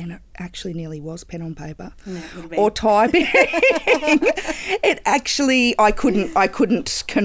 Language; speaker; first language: English; native; English